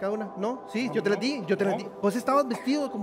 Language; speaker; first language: Spanish; native; Spanish